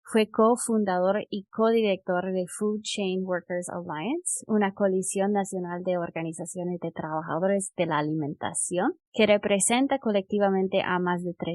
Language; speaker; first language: Spanish; non-native, fluent; English